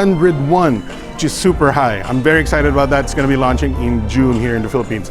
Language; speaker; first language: English; non-native, local second language; Filipino